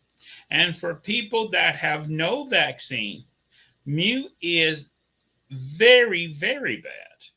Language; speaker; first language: English; native; English